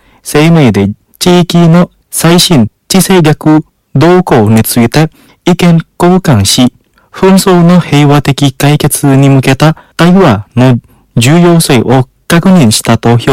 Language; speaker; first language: Japanese; non-native, fluent; Indonesian